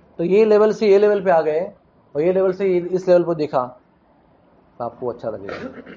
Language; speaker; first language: Hindi; non-native, local second language; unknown